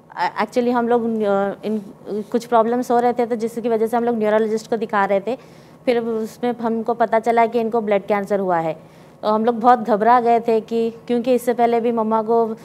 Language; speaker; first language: Hindi; native; Hindi